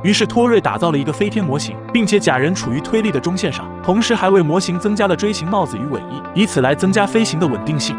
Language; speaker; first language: Chinese; native; Chinese